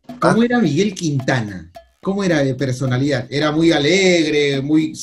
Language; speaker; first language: Spanish; native; Spanish